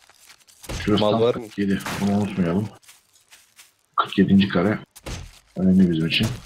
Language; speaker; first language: Turkish; native; Turkish